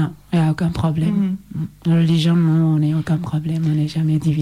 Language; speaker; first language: French; non-native, learner; Oromo